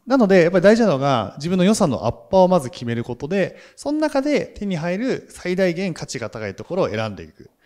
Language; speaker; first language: Japanese; native; Japanese